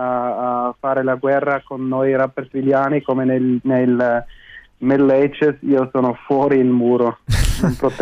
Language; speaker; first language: Italian; non-native, fluent; German